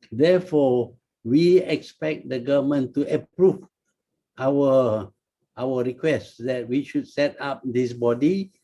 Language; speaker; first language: English; non-native, local second language; Malay